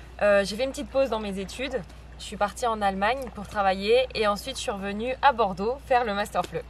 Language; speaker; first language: French; native; French